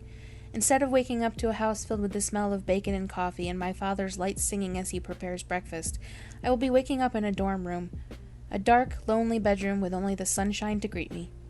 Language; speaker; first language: English; native; English